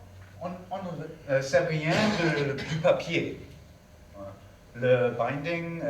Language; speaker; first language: French; non-native, learner; German